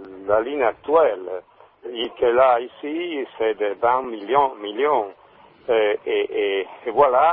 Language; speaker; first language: French; non-native, learner; Italian